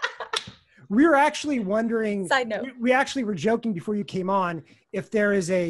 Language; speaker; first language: English; native; English